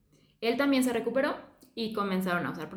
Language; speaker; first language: Spanish; native; Spanish